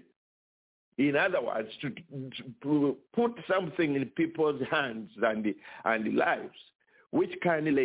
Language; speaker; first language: English; non-native, local second language; Ganda